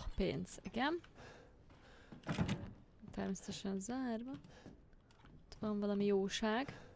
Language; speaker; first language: Hungarian; native; Hungarian